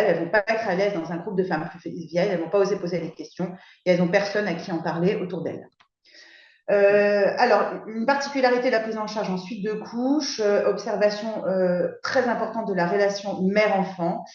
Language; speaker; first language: French; native; French